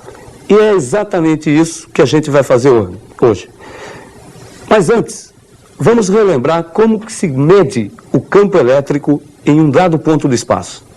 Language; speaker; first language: Portuguese; native; Portuguese